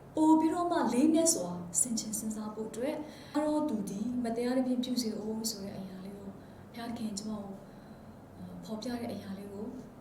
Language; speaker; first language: Burmese; non-native, local second language; Kachin